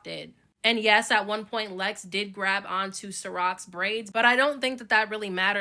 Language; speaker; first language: English; native; English